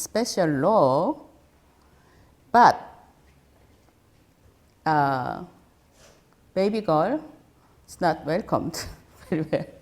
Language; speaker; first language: English; non-native, fluent; Korean